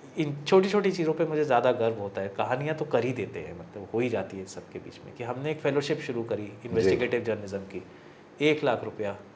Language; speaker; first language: Hindi; native; Hindi